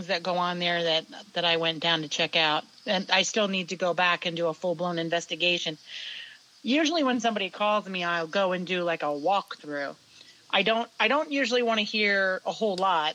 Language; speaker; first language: English; native; English